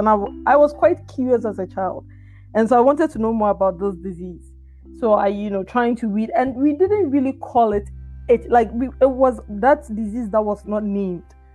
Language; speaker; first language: English; non-native, local second language; Akan